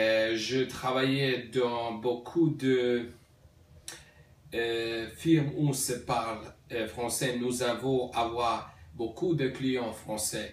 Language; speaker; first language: French; non-native, learner; Slovenian